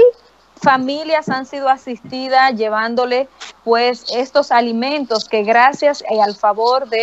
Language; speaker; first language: Spanish; native; Spanish